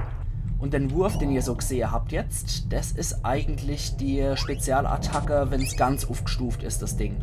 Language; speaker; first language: German; native; German